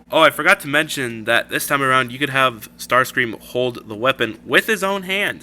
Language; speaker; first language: English; native; English